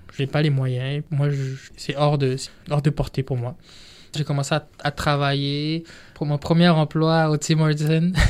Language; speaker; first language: French; non-native, local second language; Rundi